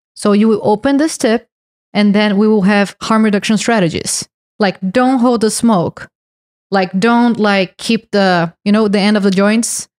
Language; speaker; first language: English; non-native, fluent; Portuguese